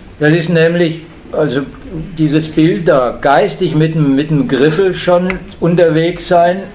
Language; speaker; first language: German; native; German